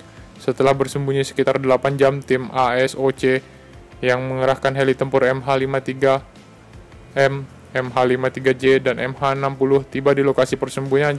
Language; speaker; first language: Indonesian; native; Indonesian